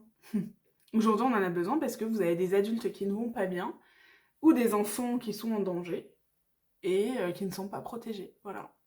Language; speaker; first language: French; native; French